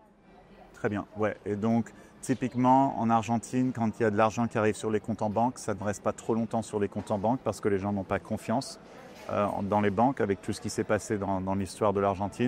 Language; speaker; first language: French; native; French